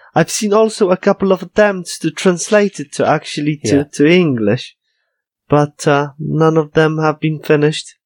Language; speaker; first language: English; non-native, fluent; Polish